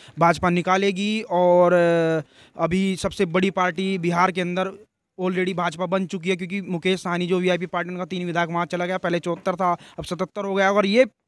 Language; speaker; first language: Hindi; native; Hindi